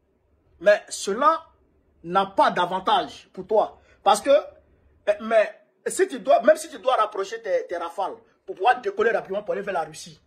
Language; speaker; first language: French; non-native, local second language; Bambara